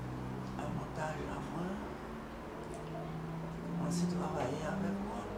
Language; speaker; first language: French; non-native, local second language; Guadeloupean Creole French